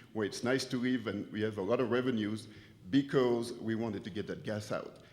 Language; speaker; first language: English; non-native, fluent; French